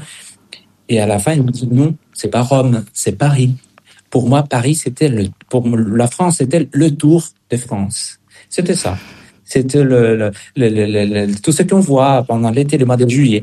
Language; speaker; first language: French; non-native, fluent; Spanish